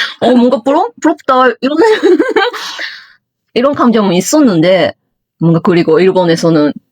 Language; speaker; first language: Korean; non-native, fluent; Japanese